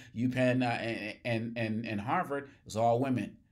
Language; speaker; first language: English; native; English